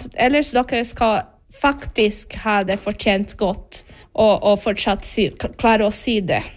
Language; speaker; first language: Norwegian; non-native, fluent; Portuguese